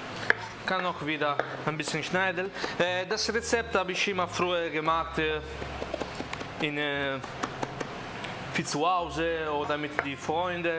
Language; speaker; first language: German; non-native, learner; Italian